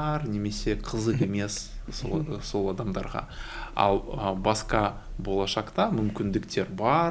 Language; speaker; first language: Kazakh; non-native, learner; Russian